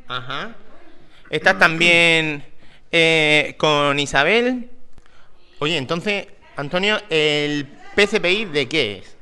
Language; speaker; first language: Spanish; native; Spanish